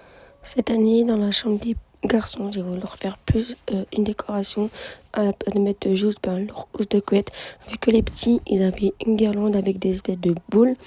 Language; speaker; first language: French; native; French